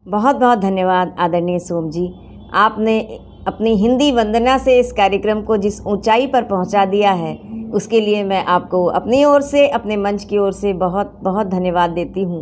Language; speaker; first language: Hindi; native; Hindi